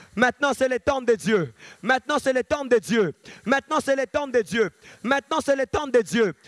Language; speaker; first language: French; non-native, local second language; Lingala